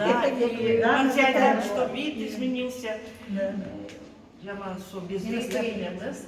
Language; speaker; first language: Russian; non-native, local second language; Kazakh